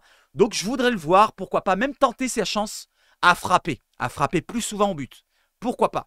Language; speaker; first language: French; native; French